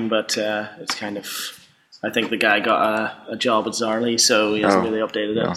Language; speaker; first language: English; native; English